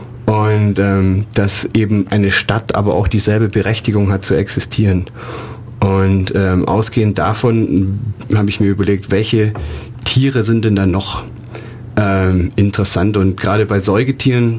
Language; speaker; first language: German; native; German